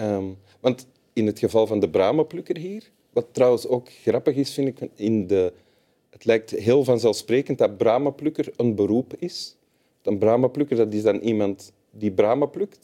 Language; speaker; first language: Dutch; native; Dutch